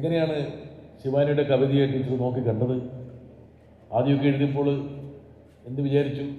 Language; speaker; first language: Malayalam; native; Malayalam